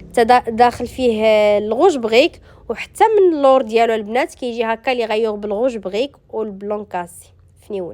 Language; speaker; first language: Arabic; native; Arabic